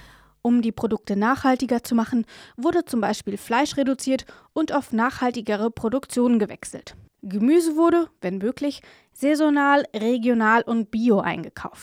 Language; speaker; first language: German; native; German